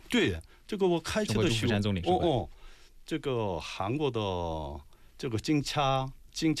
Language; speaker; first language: Chinese; non-native, learner; Korean